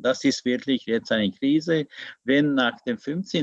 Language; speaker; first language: German; non-native, learner; Hungarian